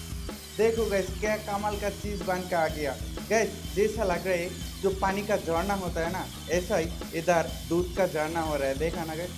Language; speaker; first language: Hindi; non-native, learner; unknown